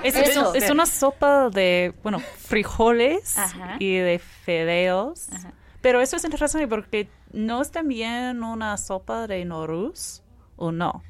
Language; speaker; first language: Spanish; non-native, fluent; English